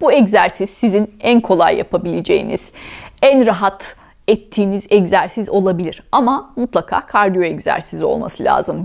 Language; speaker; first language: Turkish; native; Turkish